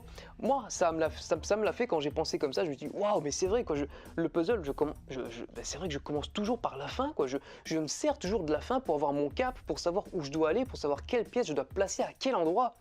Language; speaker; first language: French; native; French